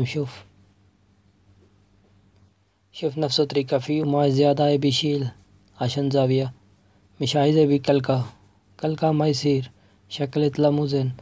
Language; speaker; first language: Arabic; non-native, learner; Urdu